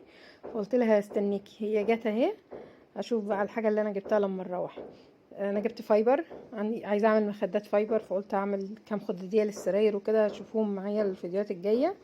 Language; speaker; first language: Arabic; native; Arabic